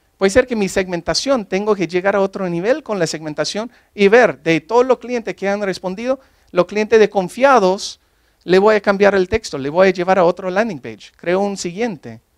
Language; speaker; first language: Spanish; non-native, fluent; English